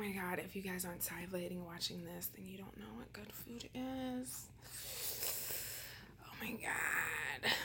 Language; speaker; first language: English; native; English